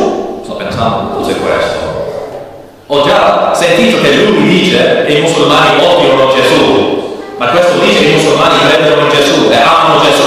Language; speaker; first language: Italian; non-native, learner; English